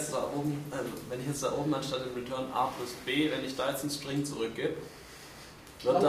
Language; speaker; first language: German; native; German